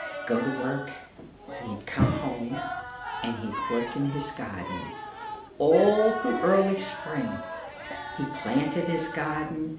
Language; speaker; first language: English; native; English